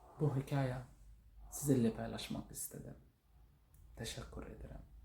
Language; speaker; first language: Turkish; non-native, learner; Arabic